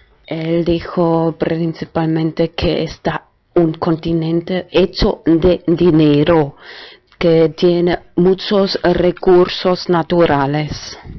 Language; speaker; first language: Spanish; non-native, fluent; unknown